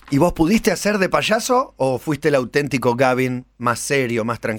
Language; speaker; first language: Spanish; native; Spanish